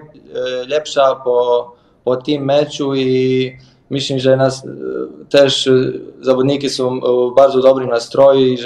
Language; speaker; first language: Polish; non-native, learner; Bosnian